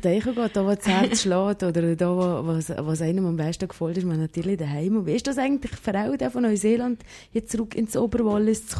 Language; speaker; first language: German; native; German